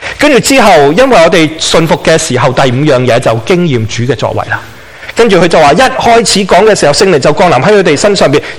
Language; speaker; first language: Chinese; non-native, local second language; Cantonese